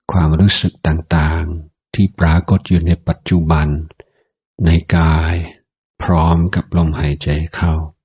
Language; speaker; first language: Thai; non-native, fluent; English